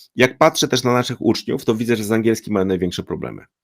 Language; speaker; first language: Polish; native; Polish